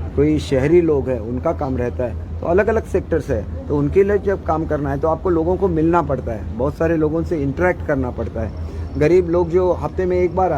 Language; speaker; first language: Hindi; non-native, local second language; Marathi